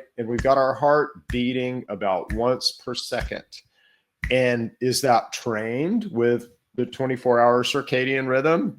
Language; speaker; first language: English; native; English